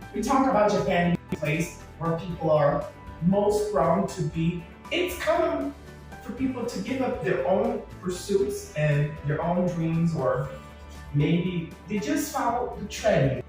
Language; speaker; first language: English; non-native, fluent; Portuguese